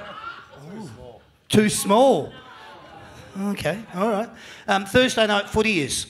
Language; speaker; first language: English; native; English